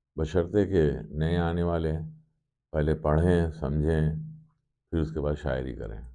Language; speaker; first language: Urdu; native; Urdu